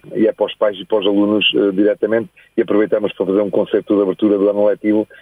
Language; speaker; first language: Portuguese; native; Portuguese